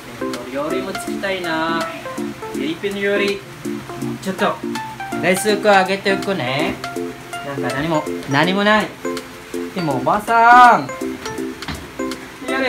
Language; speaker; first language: Japanese; non-native, learner; Filipino